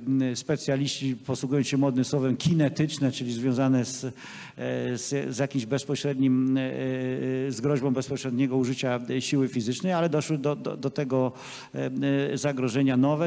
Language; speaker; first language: Polish; native; Polish